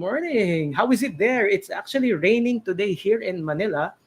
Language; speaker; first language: English; non-native, local second language; Filipino